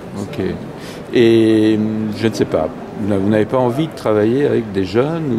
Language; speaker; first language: French; native; French